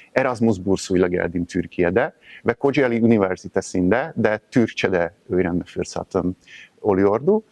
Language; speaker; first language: Turkish; non-native, fluent; Hungarian